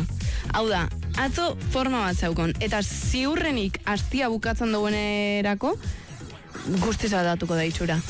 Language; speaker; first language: Basque; native; Basque